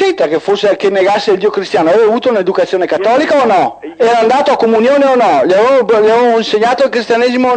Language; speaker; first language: Italian; native; Italian